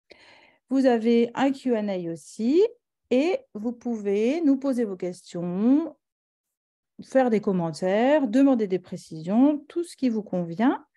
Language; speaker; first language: French; native; French